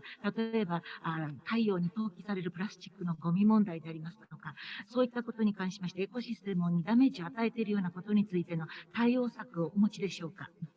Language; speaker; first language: Japanese; native; Japanese